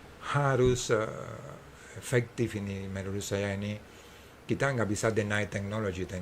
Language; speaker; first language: Indonesian; non-native, fluent; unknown